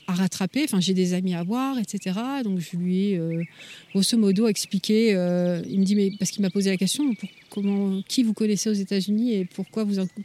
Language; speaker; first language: French; native; French